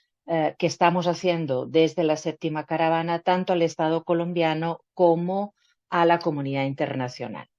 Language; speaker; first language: Spanish; native; Spanish